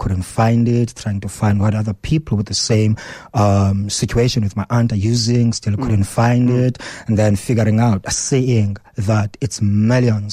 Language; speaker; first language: English; non-native, local second language; Xhosa